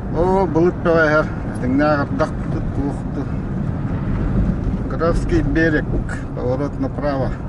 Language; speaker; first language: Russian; non-native, local second language; Yakut